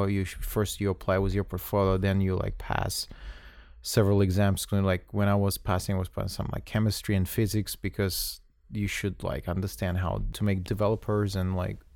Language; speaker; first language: English; non-native, fluent; Russian